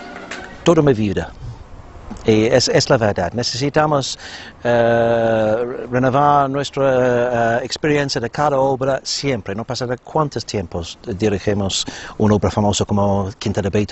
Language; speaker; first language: Spanish; non-native, fluent; English